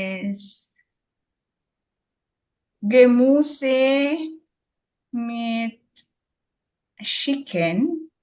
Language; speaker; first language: German; non-native, learner; Filipino